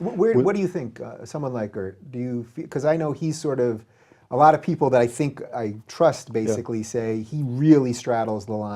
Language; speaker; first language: English; native; English